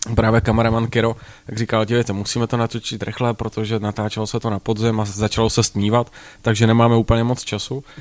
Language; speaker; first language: Czech; native; Czech